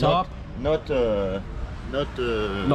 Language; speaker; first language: English; non-native, learner; French